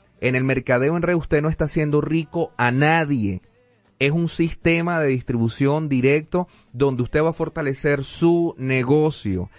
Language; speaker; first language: Spanish; native; Spanish